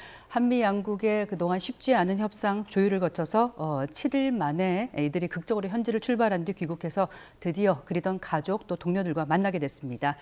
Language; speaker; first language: Korean; native; Korean